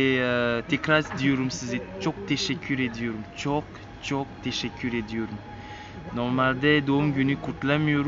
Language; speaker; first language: Turkish; non-native, learner; French